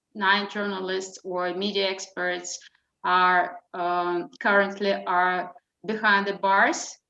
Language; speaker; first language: English; non-native, fluent; Russian